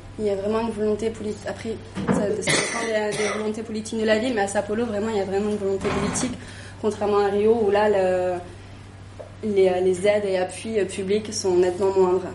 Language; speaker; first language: French; native; French